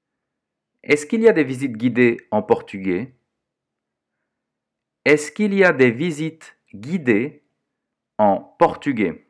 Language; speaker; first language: French; non-native, fluent; Portuguese